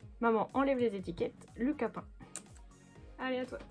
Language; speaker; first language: French; native; French